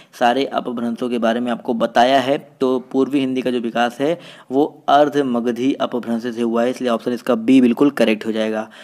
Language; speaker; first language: Hindi; native; Hindi